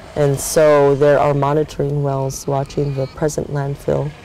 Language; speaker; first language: English; native; English